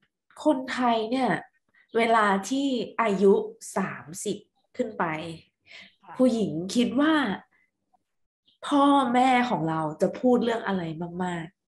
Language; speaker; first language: Thai; native; Thai